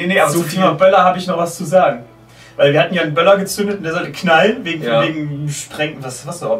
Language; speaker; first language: German; native; German